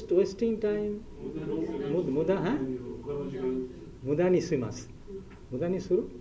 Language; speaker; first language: Japanese; non-native, learner; Bangla